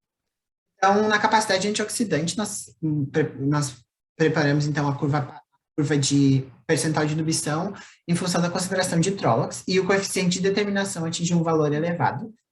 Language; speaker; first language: Portuguese; native; Portuguese